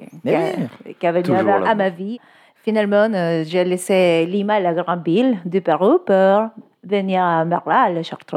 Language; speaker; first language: French; non-native, learner; Spanish